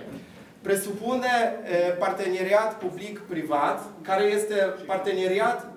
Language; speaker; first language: Romanian; non-native, fluent; Polish